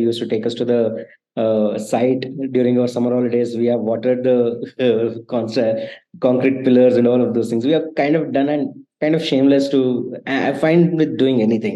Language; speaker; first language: English; non-native, local second language; Kannada